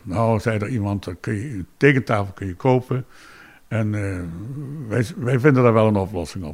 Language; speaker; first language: Dutch; native; Dutch